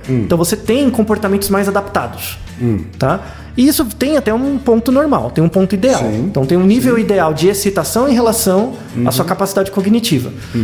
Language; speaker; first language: Portuguese; native; Portuguese